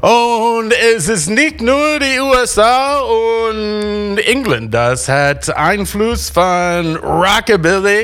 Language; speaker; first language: German; non-native, learner; English